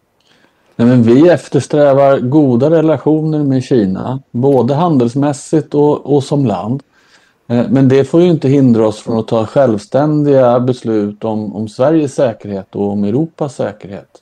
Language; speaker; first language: Swedish; native; Swedish